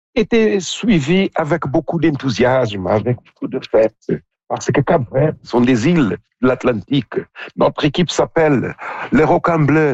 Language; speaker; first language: French; non-native, local second language; Portuguese